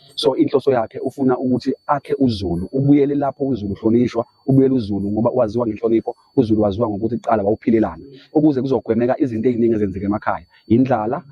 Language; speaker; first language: Zulu; native; Zulu